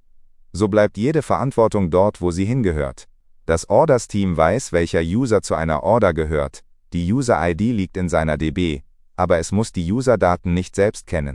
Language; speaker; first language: German; native; German